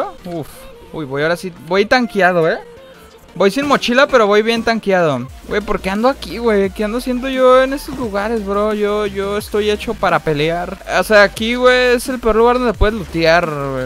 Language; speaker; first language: Spanish; native; Spanish